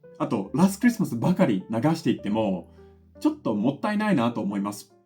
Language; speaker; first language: Japanese; non-native, fluent; English